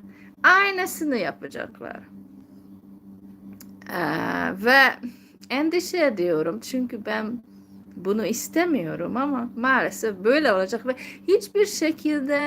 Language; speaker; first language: Turkish; non-native, fluent; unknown